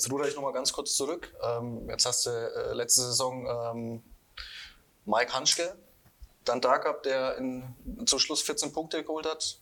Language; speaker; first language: German; native; German